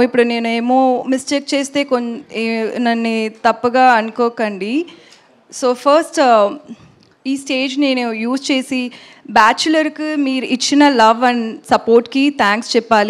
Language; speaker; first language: Telugu; non-native, learner; Tamil